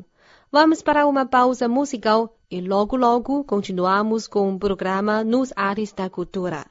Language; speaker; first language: Portuguese; non-native, fluent; Chinese